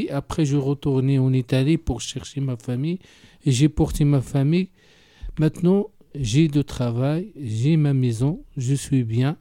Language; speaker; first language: French; non-native, learner; Arabic